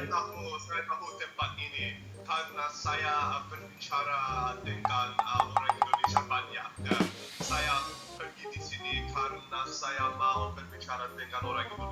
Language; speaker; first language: Indonesian; non-native, learner; English